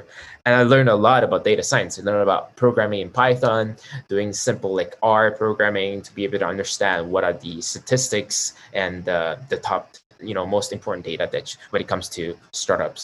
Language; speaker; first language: English; non-native, local second language; Chinese